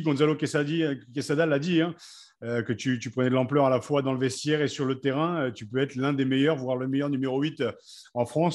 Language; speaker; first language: French; native; French